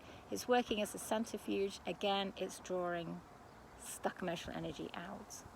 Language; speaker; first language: English; native; English